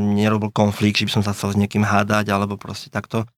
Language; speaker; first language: Slovak; native; Slovak